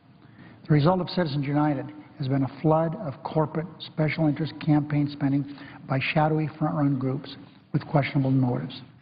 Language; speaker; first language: English; native; English